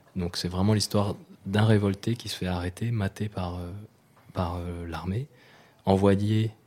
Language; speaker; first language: French; native; French